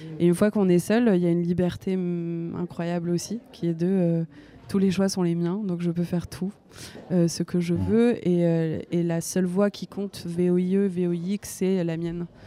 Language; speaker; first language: French; native; French